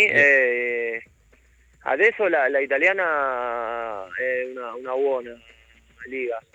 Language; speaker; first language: Italian; non-native, learner; Spanish